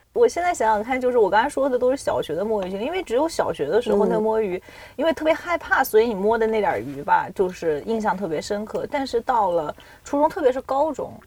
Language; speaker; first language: Chinese; native; Chinese